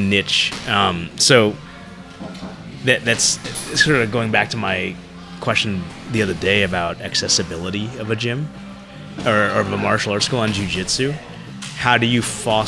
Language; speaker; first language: English; early bilingual, other home language; Vietnamese